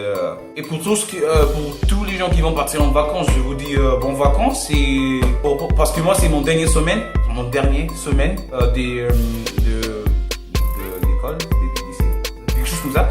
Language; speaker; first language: French; non-native, learner; English